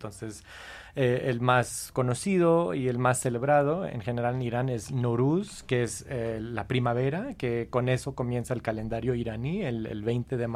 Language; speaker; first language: Spanish; non-native, fluent; English